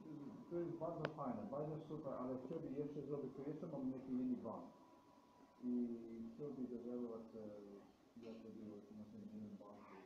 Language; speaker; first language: Polish; non-native, learner; Croatian